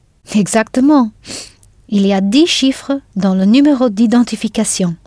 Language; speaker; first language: French; non-native, fluent; English